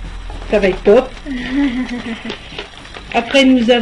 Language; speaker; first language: French; native; French